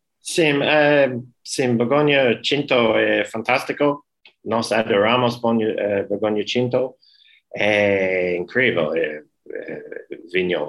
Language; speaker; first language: Portuguese; non-native, learner; English